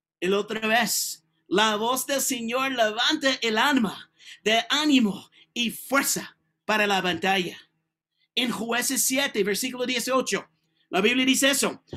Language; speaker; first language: Spanish; non-native, learner; English